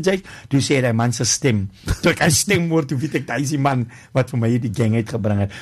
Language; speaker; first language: Afrikaans; native; Afrikaans